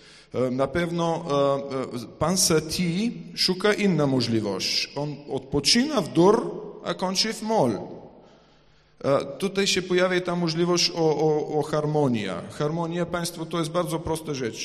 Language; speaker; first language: Polish; non-native, fluent; Ukrainian